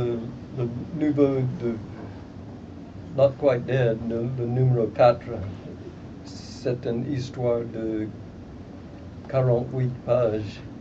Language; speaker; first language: French; non-native, fluent; English